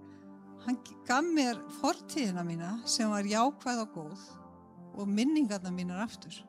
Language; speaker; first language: Icelandic; native; Icelandic